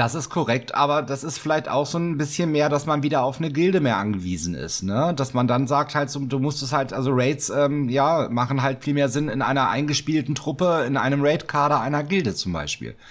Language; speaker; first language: German; native; German